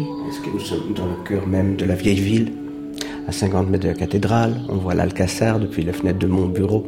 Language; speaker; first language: French; non-native, fluent; Spanish